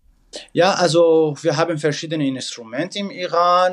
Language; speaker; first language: German; non-native, fluent; Persian